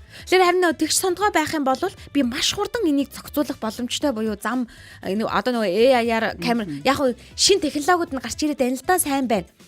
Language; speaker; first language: Mongolian; native; Mongolian